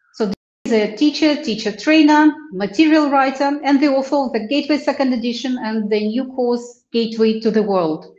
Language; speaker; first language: English; non-native, fluent; Russian